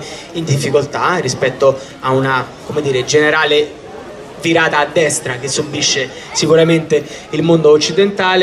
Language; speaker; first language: Italian; native; Italian